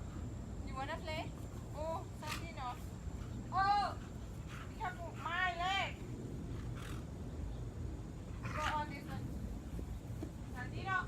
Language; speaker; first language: English; non-native, learner; Thai